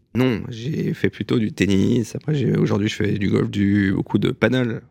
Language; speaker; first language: French; native; French